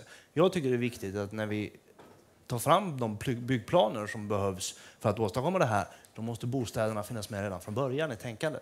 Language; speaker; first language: Swedish; native; Swedish